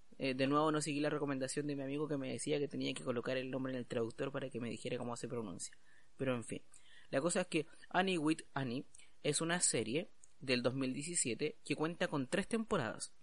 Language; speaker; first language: Spanish; native; Spanish